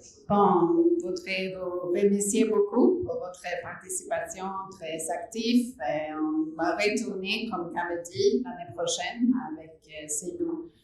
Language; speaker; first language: French; non-native, fluent; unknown